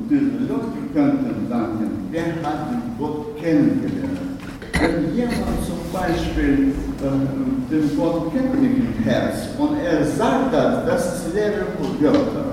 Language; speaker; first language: German; non-native, learner; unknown